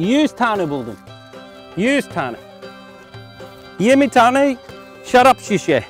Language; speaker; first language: Turkish; non-native, learner; English